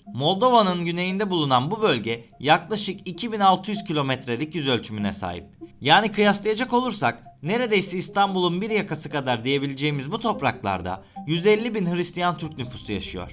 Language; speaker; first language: Turkish; native; Turkish